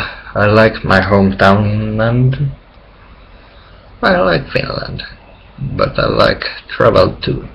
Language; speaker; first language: English; non-native, learner; Finnish